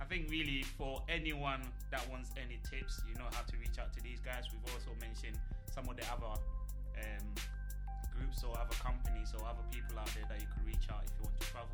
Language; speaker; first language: English; non-native, local second language; Akan